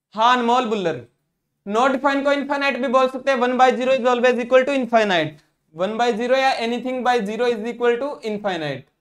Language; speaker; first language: Hindi; non-native, local second language; Punjabi